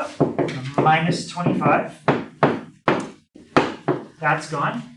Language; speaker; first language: English; native; English